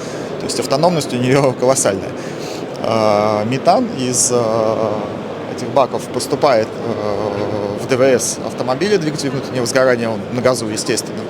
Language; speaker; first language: Russian; native; Russian